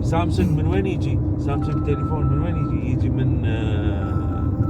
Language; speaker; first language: Arabic; non-native, learner; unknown